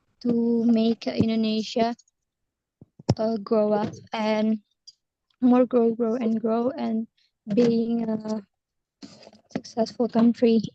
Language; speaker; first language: English; non-native, learner; Indonesian